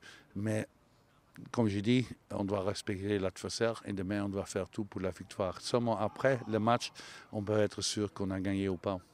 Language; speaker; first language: French; non-native, local second language; Dutch